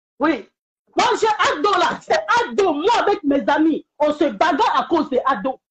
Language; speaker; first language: French; non-native, local second language; Bambara